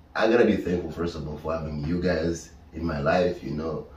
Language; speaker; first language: English; native; English